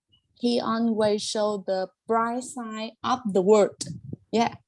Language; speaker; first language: English; non-native, learner; Vietnamese